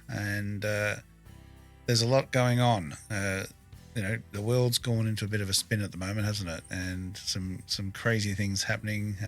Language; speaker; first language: English; native; English